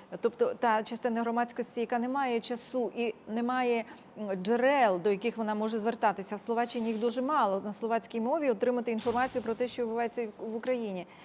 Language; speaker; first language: Ukrainian; native; Ukrainian